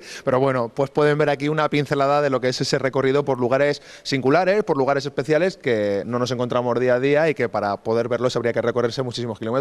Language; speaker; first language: Spanish; native; Spanish